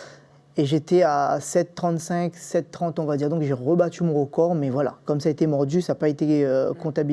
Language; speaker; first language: French; native; French